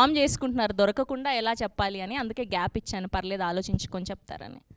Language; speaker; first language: Telugu; native; Telugu